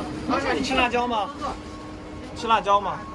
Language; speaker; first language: Chinese; native; Chinese